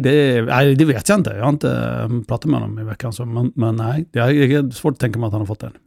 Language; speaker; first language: Swedish; native; Swedish